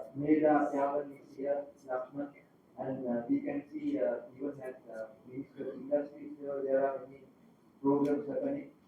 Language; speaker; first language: English; non-native, local second language; Sinhala